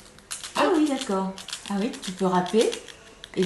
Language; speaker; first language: French; native; French